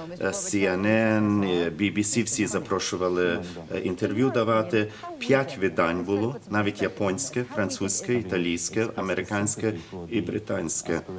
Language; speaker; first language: Ukrainian; early bilingual, heritage; Ukrainian